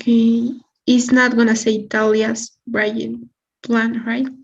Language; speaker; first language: English; non-native, learner; Spanish